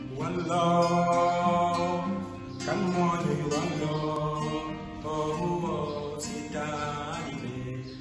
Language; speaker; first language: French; non-native, local second language; Fula